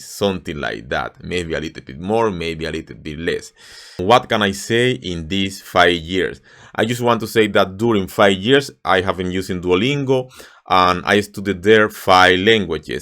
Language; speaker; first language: English; non-native, fluent; Spanish